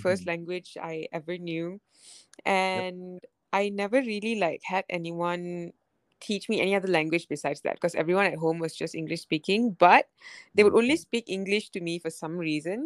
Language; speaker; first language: English; native; English